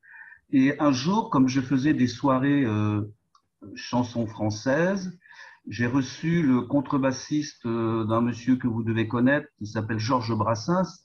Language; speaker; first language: French; native; French